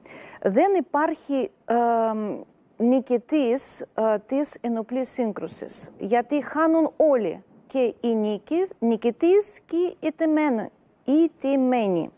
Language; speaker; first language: Greek; non-native, learner; Russian